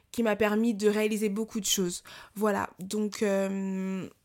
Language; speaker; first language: French; native; French